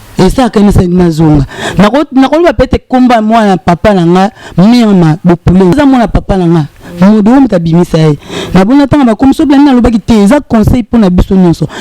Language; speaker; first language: Lingala; native; Lingala